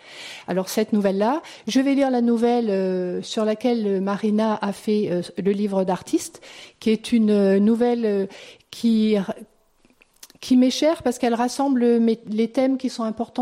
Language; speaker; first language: French; native; French